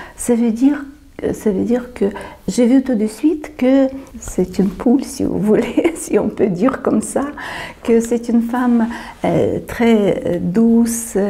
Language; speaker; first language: French; non-native, fluent; Ukrainian